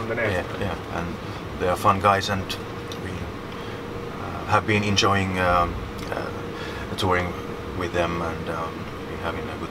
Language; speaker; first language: English; non-native, fluent; Finnish